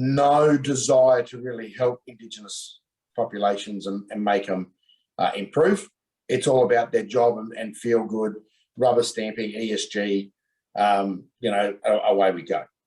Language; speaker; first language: English; native; English